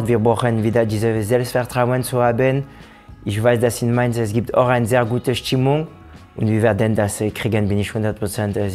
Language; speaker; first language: German; non-native, fluent; French